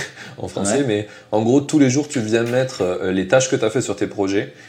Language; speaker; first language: French; native; French